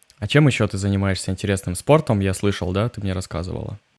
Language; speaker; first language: Russian; native; Russian